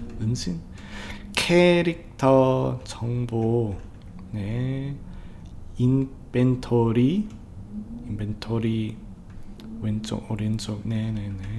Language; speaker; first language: Korean; non-native, learner; English